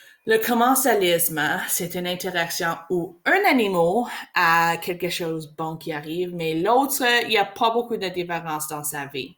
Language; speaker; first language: French; non-native, learner; English